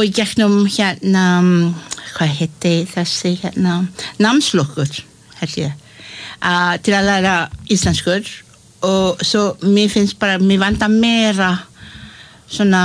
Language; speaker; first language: Icelandic; non-native, fluent; English